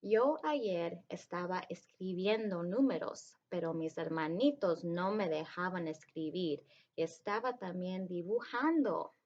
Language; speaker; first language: Spanish; early bilingual, heritage; Spanish